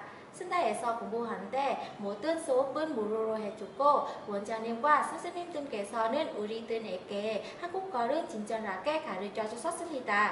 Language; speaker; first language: Korean; non-native, learner; Vietnamese